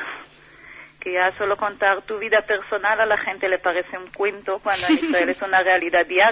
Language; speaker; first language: Spanish; non-native, fluent; Hebrew